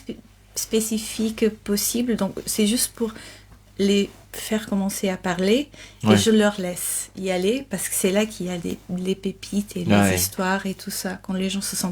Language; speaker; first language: French; non-native, fluent; Portuguese